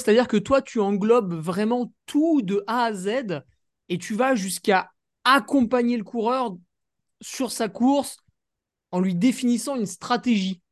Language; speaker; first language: French; native; French